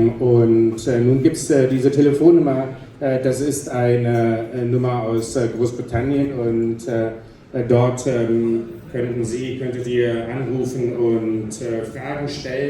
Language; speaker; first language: German; early bilingual, other home language; Tamil